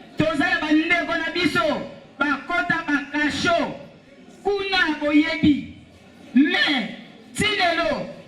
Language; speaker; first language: Lingala; non-native, local second language; Kongo